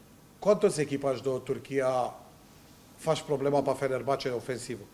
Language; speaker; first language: Portuguese; non-native, learner; Romanian